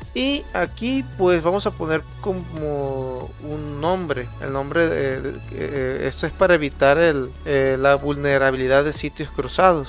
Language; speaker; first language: Spanish; native; Spanish